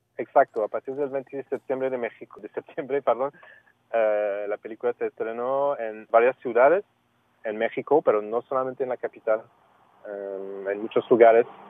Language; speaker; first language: Spanish; non-native, fluent; French